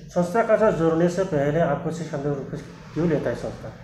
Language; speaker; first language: Hindi; non-native, local second language; Bodo